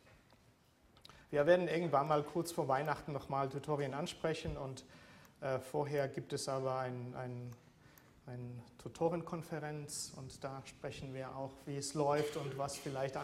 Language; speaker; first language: German; non-native, fluent; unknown